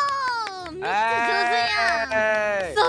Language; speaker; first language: English; non-native, fluent; Indonesian